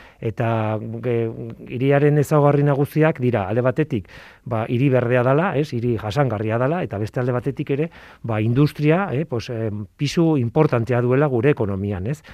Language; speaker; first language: Basque; non-native, local second language; Spanish